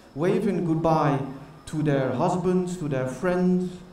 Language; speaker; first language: English; non-native, fluent; Dutch